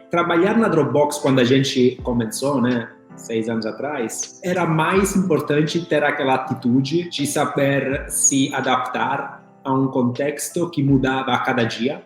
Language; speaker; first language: Portuguese; non-native, fluent; Italian